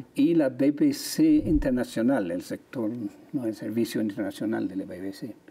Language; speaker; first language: Spanish; non-native, fluent; English